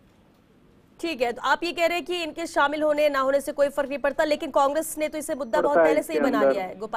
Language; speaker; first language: Hindi; native; Hindi